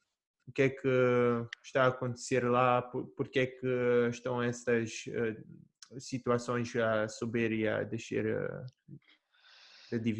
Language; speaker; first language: Portuguese; early bilingual, heritage; Portuguese